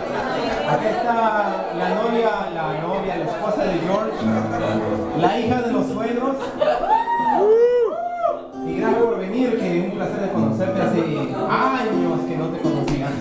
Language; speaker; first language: Spanish; early bilingual, heritage; Spanish